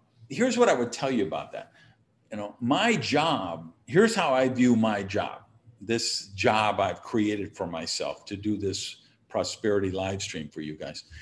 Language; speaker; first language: English; native; English